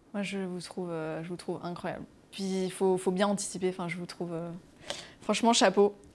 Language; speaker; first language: French; native; French